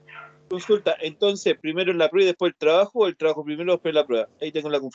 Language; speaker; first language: Spanish; native; Spanish